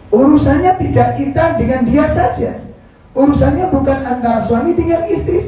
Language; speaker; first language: Indonesian; non-native, local second language; Javanese